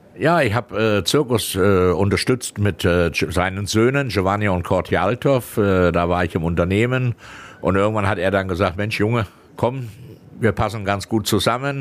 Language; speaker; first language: German; native; German